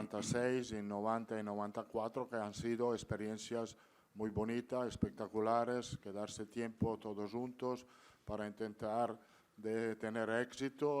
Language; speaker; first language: Spanish; non-native, fluent; Italian